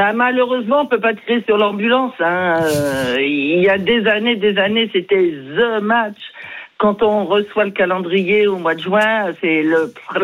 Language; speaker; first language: French; native; French